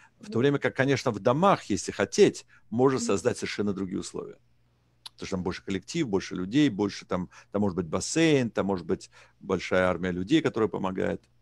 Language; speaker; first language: Russian; native; Russian